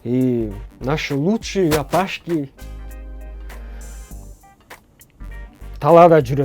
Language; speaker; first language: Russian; non-native, local second language; Kyrgyz